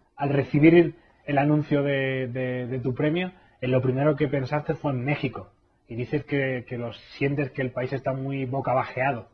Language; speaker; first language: Spanish; native; Spanish